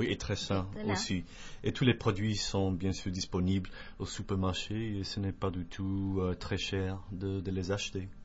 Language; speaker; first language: French; non-native, fluent; English